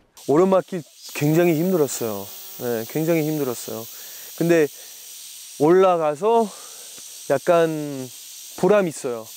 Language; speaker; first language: Korean; non-native, fluent; English